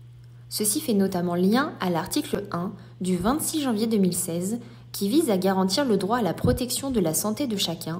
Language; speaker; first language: French; native; French